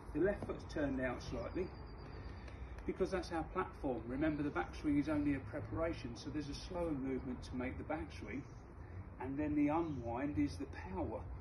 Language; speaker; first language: English; native; English